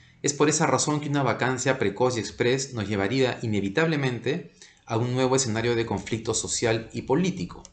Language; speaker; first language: Spanish; native; Spanish